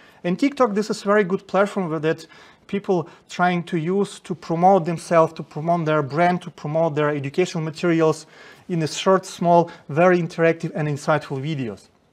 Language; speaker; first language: English; non-native, fluent; Ukrainian